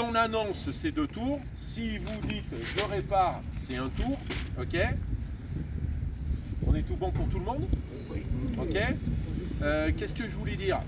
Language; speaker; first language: French; native; French